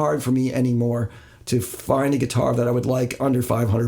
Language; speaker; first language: English; native; English